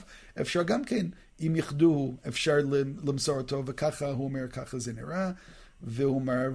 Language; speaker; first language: Hebrew; non-native, fluent; English